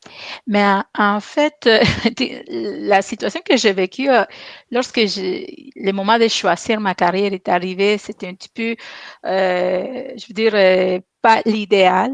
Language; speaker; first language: French; non-native, fluent; Spanish